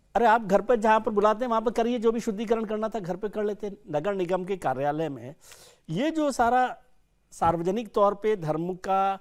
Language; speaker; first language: Hindi; native; Hindi